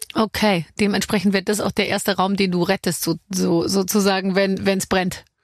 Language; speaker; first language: German; native; German